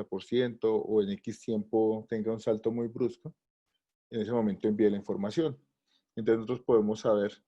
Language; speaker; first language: Spanish; native; Spanish